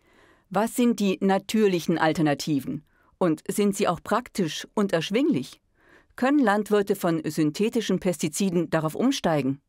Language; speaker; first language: German; native; German